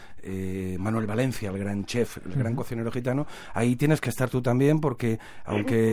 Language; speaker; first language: Spanish; native; Spanish